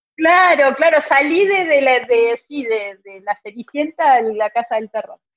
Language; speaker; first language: Spanish; native; Spanish